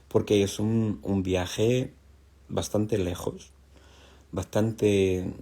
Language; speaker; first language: Spanish; non-native, fluent; English